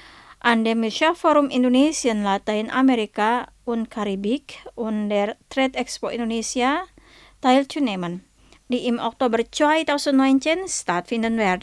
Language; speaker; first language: German; non-native, fluent; Indonesian